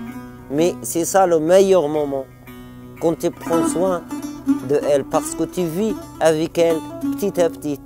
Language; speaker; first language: French; non-native, learner; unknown